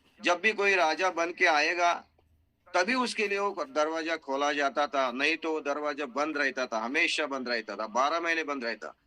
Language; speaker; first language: Hindi; non-native, local second language; Marathi